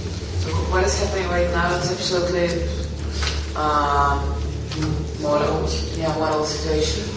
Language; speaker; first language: English; non-native, fluent; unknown